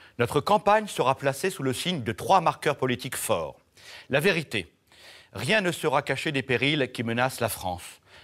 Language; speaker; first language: French; native; French